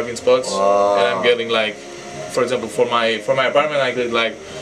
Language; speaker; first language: English; non-native, fluent; Spanish